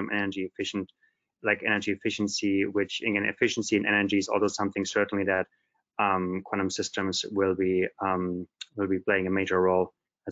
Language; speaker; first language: English; non-native, fluent; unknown